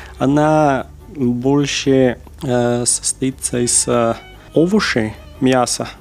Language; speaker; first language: Russian; non-native, fluent; Macedonian